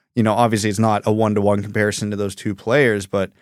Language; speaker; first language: English; early bilingual, other home language; Ukrainian